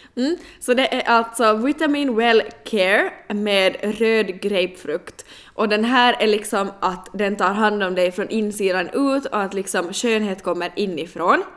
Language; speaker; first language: Swedish; native; Swedish